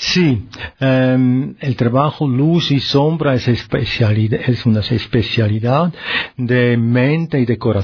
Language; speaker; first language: Spanish; non-native, learner; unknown